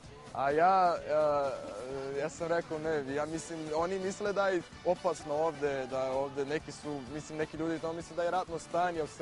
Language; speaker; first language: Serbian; non-native, fluent; Portuguese